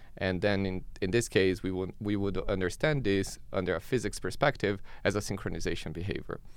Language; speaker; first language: English; non-native, fluent; Portuguese